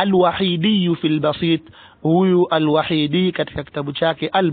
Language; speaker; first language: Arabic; non-native, fluent; Swahili